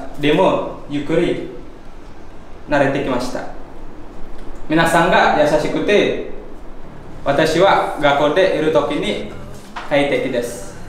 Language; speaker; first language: Japanese; non-native, learner; Indonesian